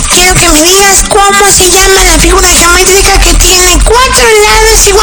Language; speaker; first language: Spanish; native; Spanish